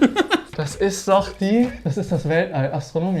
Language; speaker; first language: German; native; German